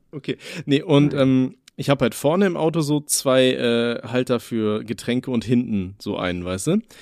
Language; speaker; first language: German; native; German